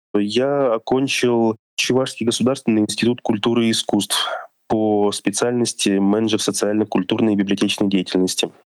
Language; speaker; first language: Russian; native; Russian